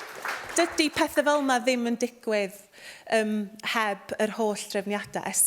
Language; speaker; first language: Welsh; native; Welsh